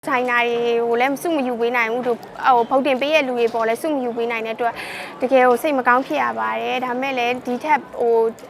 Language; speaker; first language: Burmese; non-native, local second language; Hakha Chin